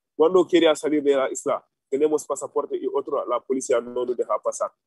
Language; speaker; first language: Spanish; non-native, fluent; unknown